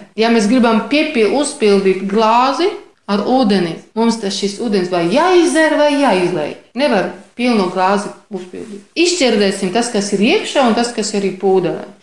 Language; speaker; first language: Latvian; non-native, fluent; Polish